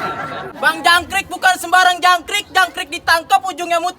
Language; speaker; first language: Indonesian; native; Indonesian